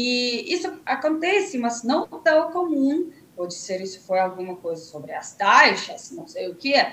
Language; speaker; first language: Portuguese; non-native, fluent; Russian